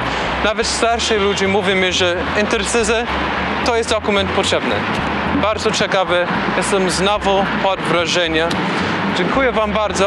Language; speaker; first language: Polish; non-native, learner; English